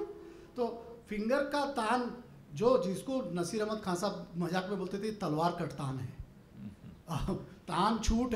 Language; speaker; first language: Hindi; native; Hindi